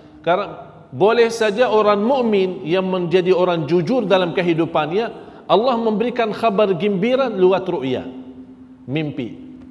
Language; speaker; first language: Malay; non-native, fluent; Arabic